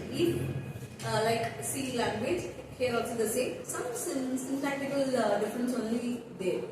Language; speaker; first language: English; non-native, local second language; Tamil